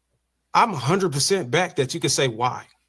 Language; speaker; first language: English; native; English